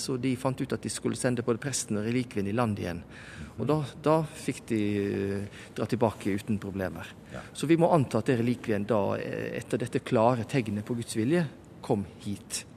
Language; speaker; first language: Norwegian; native; Norwegian